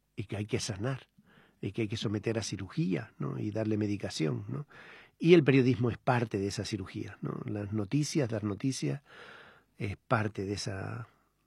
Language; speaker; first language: Spanish; native; Spanish